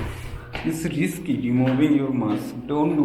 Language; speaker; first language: English; non-native, learner; Bangla